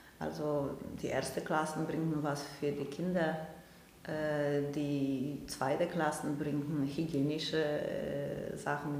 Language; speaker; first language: German; non-native, fluent; Polish